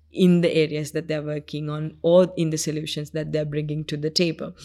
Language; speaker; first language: English; non-native, local second language; Sinhala